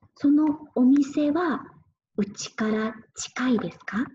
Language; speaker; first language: Japanese; native; Japanese